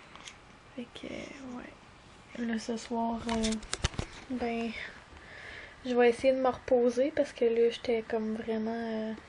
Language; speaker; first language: French; native; French